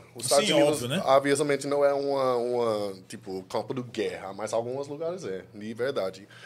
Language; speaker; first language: Portuguese; non-native, fluent; English